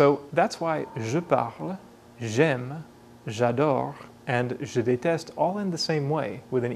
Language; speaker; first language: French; non-native, fluent; English